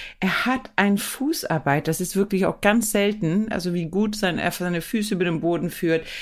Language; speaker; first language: German; non-native, fluent; Swedish